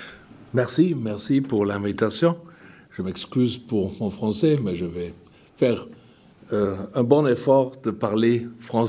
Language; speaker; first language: French; non-native, fluent; German